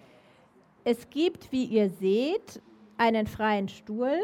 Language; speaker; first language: German; native; German